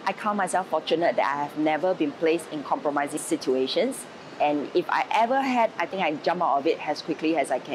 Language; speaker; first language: English; non-native, local second language; Chinese